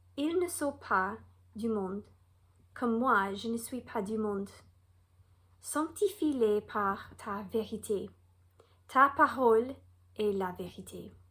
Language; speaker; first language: French; non-native, fluent; English